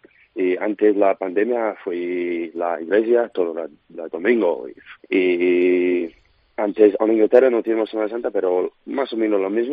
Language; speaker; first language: Spanish; non-native, learner; English